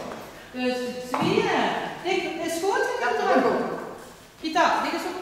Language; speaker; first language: Dutch; native; Dutch